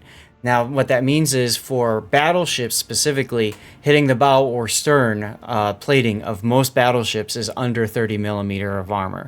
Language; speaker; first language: English; native; English